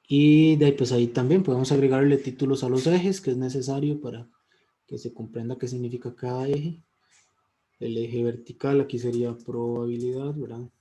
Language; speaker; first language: Spanish; native; Spanish